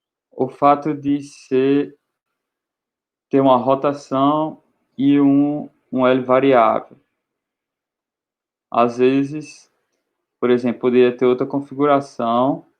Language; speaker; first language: Portuguese; native; Portuguese